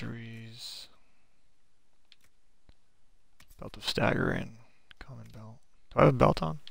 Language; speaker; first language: English; native; English